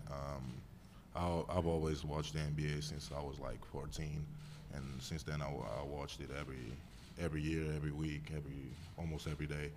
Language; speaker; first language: English; non-native, fluent; Portuguese